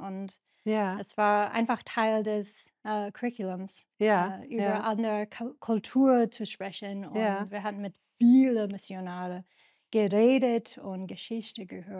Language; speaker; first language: German; non-native, learner; English